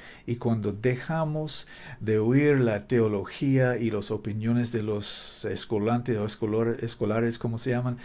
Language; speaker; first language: Spanish; non-native, learner; English